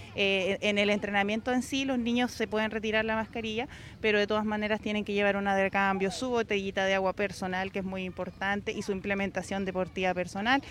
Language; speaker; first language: Spanish; native; Spanish